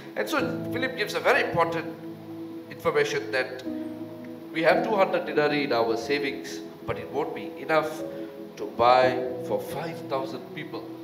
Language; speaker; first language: English; non-native, local second language; Tamil